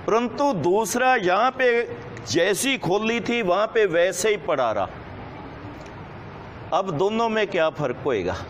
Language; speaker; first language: Hindi; non-native, local second language; Punjabi